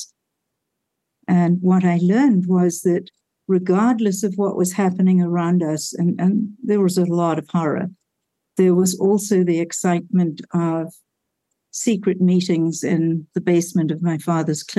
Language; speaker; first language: English; native; English